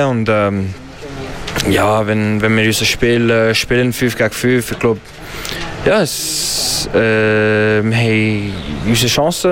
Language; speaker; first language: German; non-native, learner; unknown